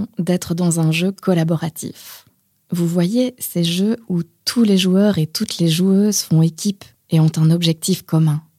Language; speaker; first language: French; native; French